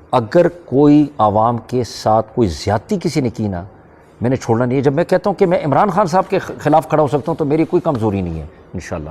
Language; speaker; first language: Urdu; non-native, local second language; Pashto